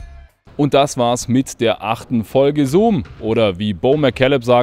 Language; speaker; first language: German; native; German